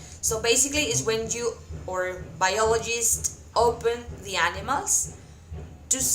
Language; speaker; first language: English; non-native, fluent; Spanish